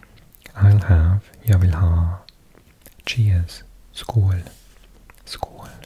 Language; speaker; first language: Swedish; non-native, learner; English